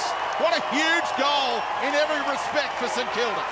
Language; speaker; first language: English; native; English